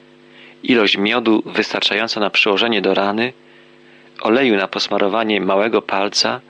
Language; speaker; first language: Polish; native; Polish